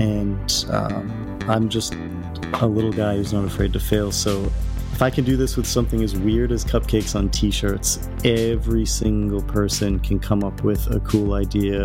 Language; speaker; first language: English; native; English